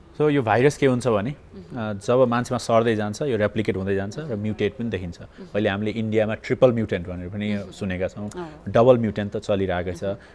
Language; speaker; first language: Nepali; native; Nepali